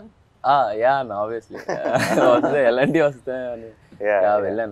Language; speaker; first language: Telugu; native; Telugu